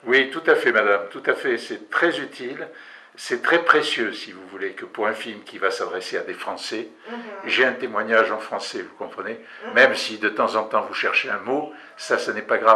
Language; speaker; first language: French; native; French